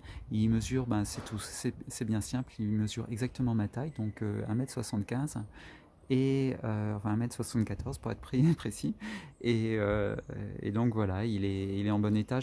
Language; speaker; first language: French; native; French